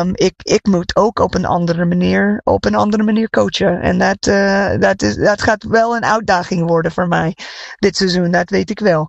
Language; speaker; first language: Dutch; non-native, fluent; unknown